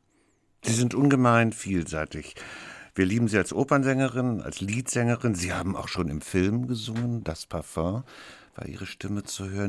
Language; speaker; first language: German; non-native, fluent; Hebrew